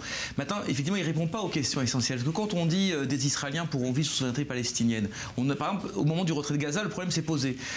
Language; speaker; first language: French; native; French